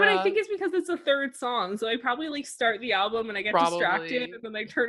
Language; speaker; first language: English; native; English